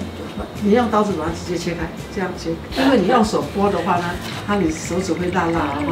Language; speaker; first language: Chinese; native; Chinese